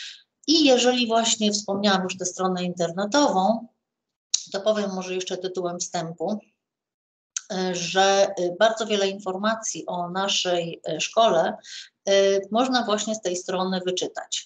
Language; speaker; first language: Polish; native; Polish